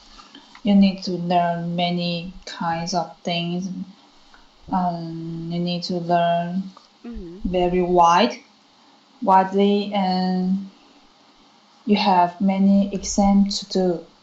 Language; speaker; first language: English; non-native, learner; Chinese